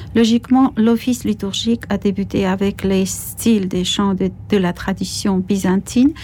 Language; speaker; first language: French; non-native, fluent; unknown